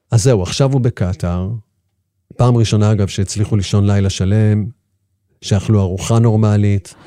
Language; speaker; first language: Hebrew; native; Hebrew